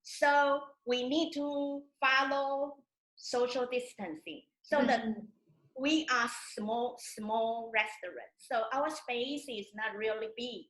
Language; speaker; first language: English; non-native, learner; Chinese